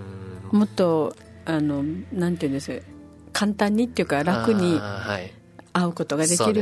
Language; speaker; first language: Japanese; native; Japanese